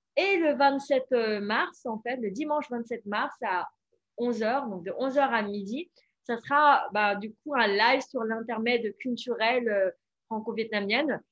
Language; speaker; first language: French; non-native, fluent; Vietnamese